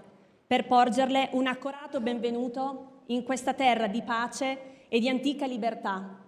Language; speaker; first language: Italian; native; Italian